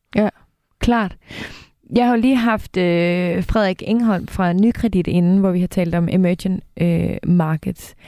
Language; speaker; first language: Danish; native; Danish